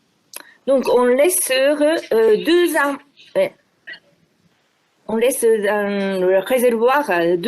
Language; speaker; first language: French; non-native, fluent; Japanese